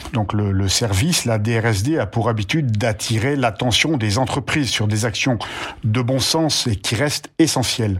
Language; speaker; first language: French; native; French